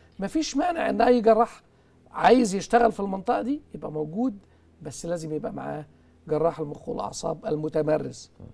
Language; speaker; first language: Arabic; native; Arabic